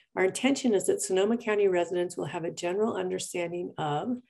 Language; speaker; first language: English; native; English